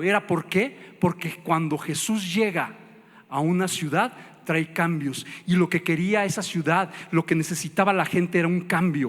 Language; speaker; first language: Spanish; native; Spanish